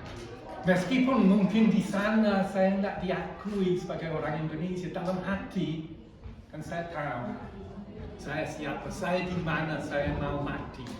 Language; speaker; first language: Indonesian; non-native, fluent; English